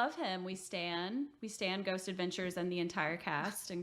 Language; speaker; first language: English; native; English